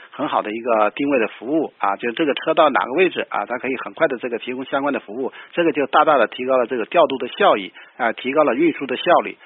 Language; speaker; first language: Chinese; native; Chinese